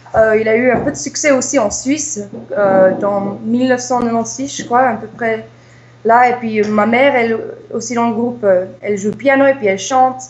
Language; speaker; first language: French; early bilingual, heritage; English